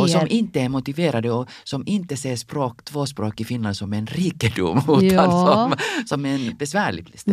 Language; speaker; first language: Swedish; non-native, local second language; Finnish